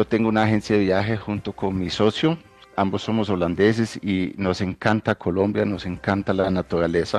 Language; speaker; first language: Spanish; non-native, fluent; Dutch